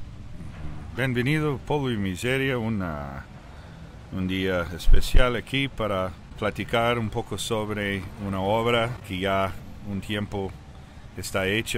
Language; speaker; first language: Spanish; early bilingual, heritage; English